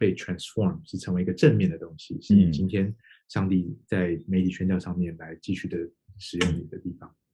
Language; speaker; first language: Chinese; native; Chinese